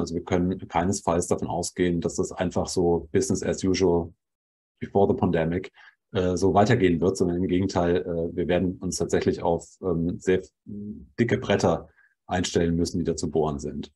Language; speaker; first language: German; native; German